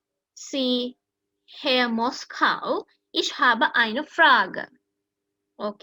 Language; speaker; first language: German; non-native, learner; Sinhala